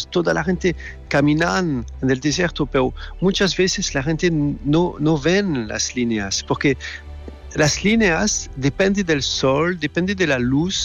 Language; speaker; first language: Spanish; non-native, learner; French